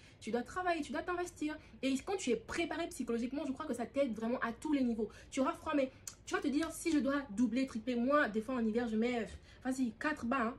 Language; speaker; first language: French; native; French